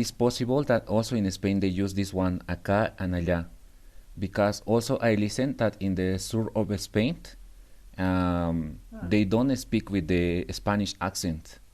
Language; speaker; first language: English; non-native, learner; Spanish